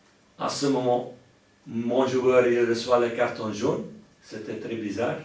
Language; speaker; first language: French; non-native, local second language; Dutch